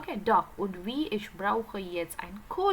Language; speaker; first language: German; non-native, fluent; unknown